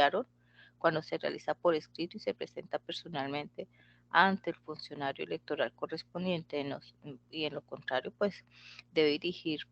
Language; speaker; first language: Spanish; native; Spanish